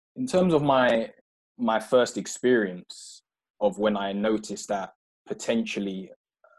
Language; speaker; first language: English; native; English